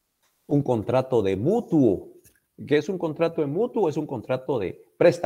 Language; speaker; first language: Spanish; native; Spanish